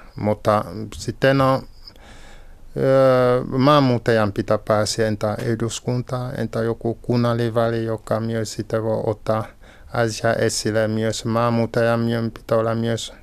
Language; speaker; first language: Finnish; non-native, fluent; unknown